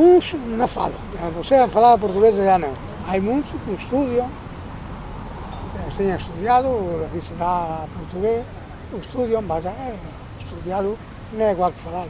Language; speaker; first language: Portuguese; non-native, local second language; Spanish